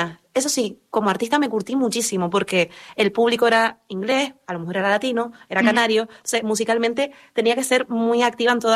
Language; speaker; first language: Spanish; native; Spanish